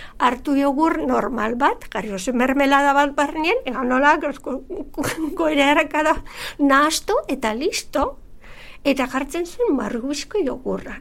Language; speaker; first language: Basque; non-native, fluent; Bulgarian